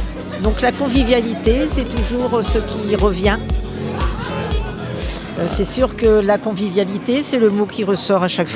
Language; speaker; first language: French; native; French